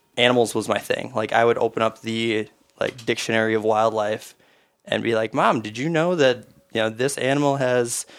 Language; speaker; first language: English; native; English